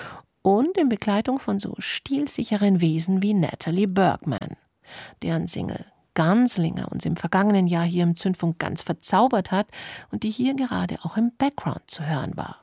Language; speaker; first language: German; native; German